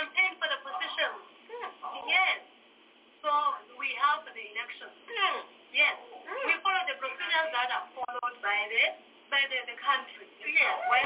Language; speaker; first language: English; non-native, local second language; Southern Sotho